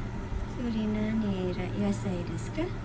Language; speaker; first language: Japanese; non-native, fluent; Filipino